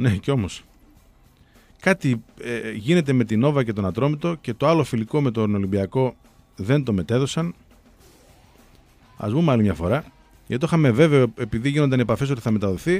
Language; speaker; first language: Greek; native; Greek